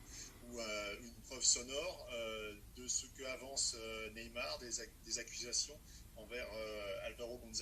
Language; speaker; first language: French; native; French